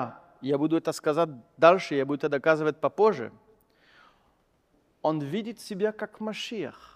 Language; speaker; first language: Russian; non-native, fluent; French